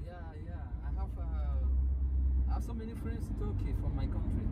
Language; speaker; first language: English; non-native, fluent; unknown